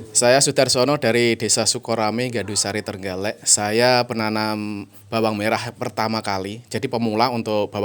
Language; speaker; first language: Indonesian; non-native, local second language; Javanese